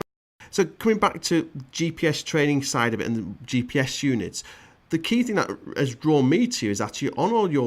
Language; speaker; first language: English; native; English